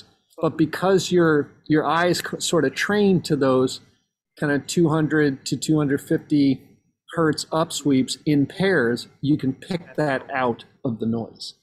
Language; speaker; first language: English; native; English